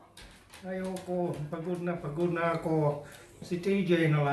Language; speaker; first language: Filipino; non-native, learner; English